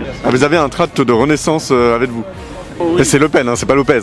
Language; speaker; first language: French; native; French